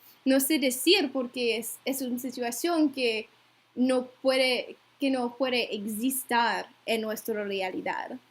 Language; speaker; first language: Spanish; non-native, learner; English